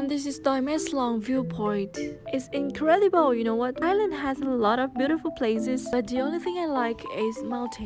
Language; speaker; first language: English; non-native, fluent; Thai